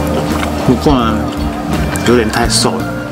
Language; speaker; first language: Chinese; native; Chinese